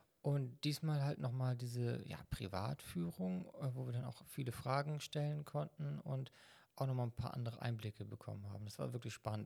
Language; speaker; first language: German; native; German